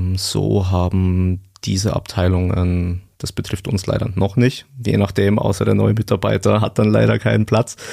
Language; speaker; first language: German; native; German